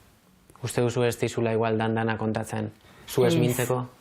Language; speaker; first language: Basque; native; Basque